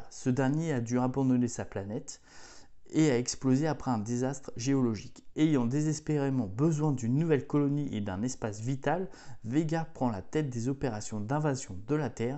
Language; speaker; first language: French; native; French